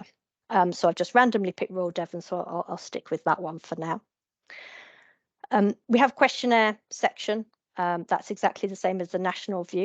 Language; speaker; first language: English; native; English